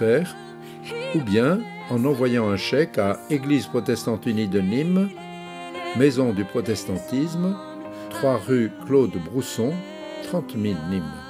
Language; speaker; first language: French; native; French